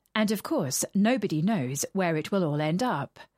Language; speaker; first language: English; native; English